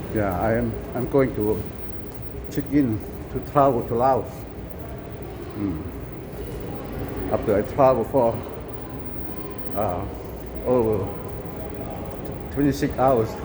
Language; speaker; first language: English; non-native, learner; Lao